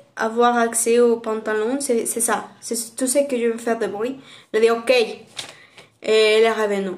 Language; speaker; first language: French; non-native, fluent; Spanish